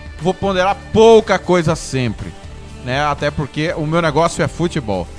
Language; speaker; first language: Portuguese; native; Portuguese